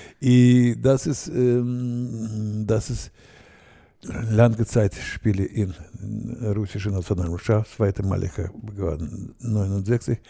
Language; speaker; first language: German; non-native, learner; Russian